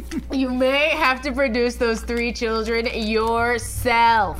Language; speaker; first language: English; early bilingual, other home language; Spanish